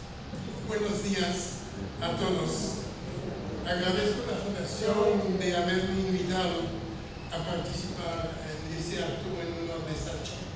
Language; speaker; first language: Spanish; non-native, fluent; French